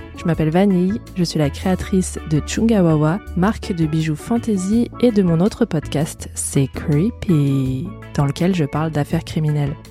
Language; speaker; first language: French; native; French